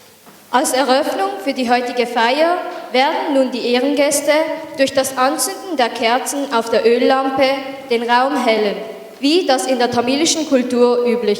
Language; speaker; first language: German; early bilingual, other home language; Tamil